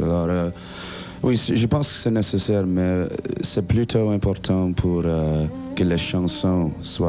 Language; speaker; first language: French; non-native, learner; English